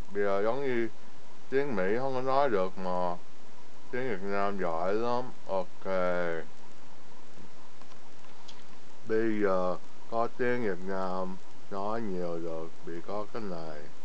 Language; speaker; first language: Vietnamese; early bilingual, heritage; Vietnamese